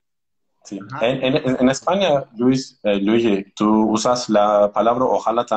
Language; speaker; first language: Spanish; non-native, learner; Turkish